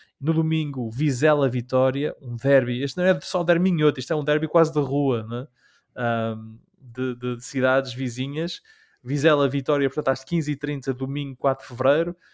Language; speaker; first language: Portuguese; early bilingual, heritage; Portuguese